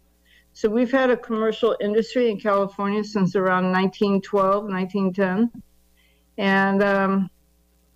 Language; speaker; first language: English; native; English